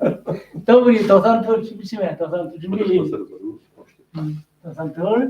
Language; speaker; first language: Czech; non-native, learner; Korean